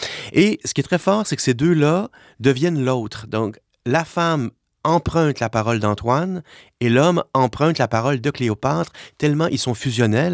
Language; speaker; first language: French; native; French